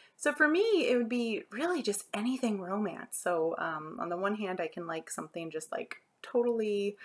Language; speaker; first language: English; native; English